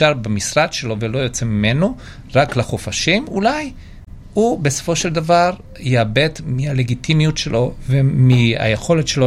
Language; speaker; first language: Hebrew; non-native, fluent; Georgian